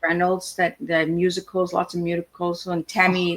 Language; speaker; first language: English; native; English